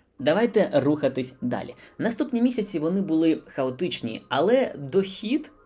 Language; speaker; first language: Ukrainian; non-native, local second language; Russian